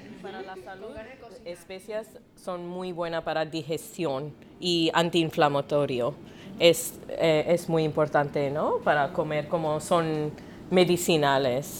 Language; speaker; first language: Spanish; non-native, learner; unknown